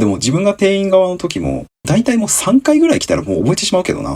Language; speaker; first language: Japanese; native; Japanese